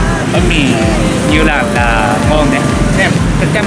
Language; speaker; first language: Vietnamese; non-native, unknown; Japanese